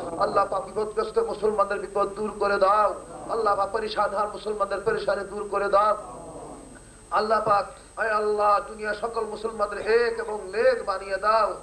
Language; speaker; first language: Bangla; non-native, fluent; Urdu